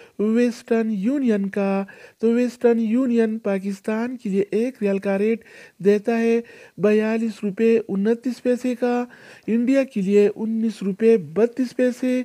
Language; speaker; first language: Urdu; non-native, local second language; Pashto